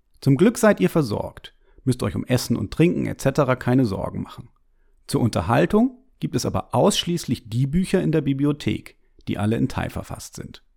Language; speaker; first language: German; native; German